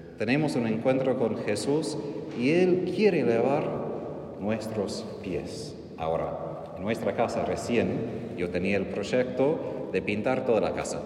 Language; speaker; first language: Spanish; non-native, fluent; English